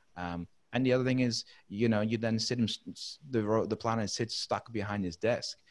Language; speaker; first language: English; non-native, fluent; Dutch